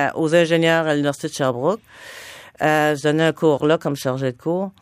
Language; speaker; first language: French; native; French